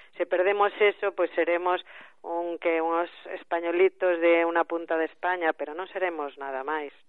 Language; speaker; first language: Galician; native; Galician